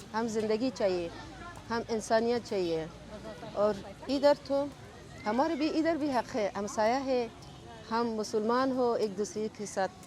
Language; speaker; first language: Urdu; non-native, learner; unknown